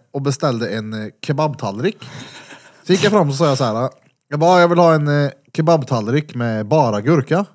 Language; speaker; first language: Swedish; native; Swedish